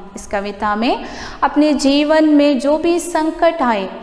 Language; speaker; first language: Hindi; non-native, local second language; Malayalam